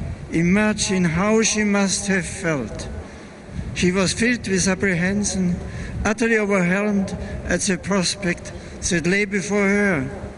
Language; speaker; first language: English; non-native, fluent; German